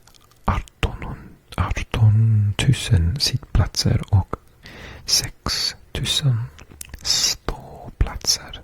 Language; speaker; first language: Swedish; non-native, fluent; English